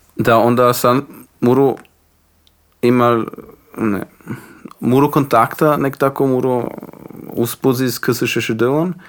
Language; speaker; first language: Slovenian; non-native, learner; Croatian